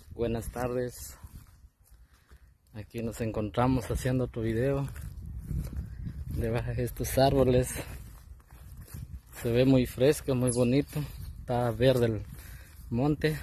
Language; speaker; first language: Spanish; non-native, local second language; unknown